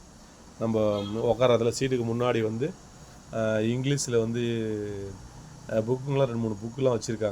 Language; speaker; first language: Tamil; native; Tamil